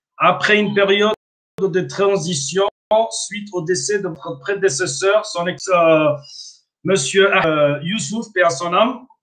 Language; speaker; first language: French; non-native, local second language; Somali